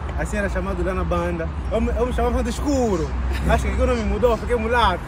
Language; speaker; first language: Portuguese; native; Portuguese